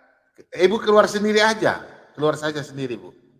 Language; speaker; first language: Indonesian; native; Indonesian